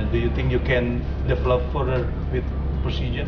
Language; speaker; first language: English; non-native, fluent; Indonesian